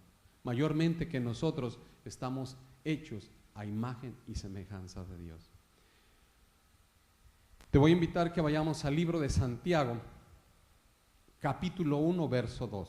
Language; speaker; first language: Spanish; native; Spanish